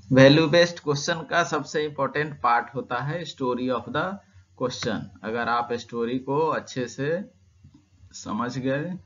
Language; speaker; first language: Hindi; native; Hindi